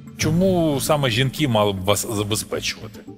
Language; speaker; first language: Ukrainian; native; Ukrainian